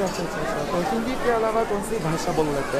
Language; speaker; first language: Hindi; non-native, fluent; Japanese